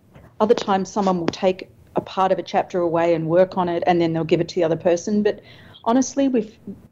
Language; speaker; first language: English; native; English